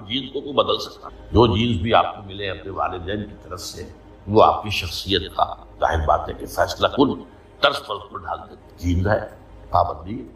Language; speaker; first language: Urdu; native; Urdu